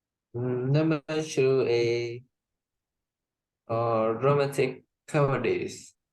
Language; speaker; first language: English; non-native, learner; Vietnamese